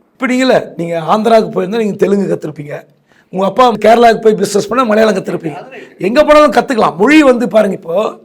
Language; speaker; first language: Tamil; native; Tamil